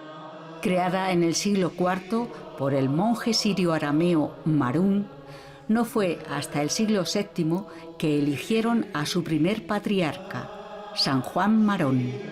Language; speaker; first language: Spanish; native; Spanish